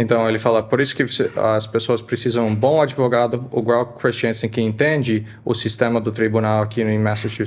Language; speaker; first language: Portuguese; early bilingual, heritage; Portuguese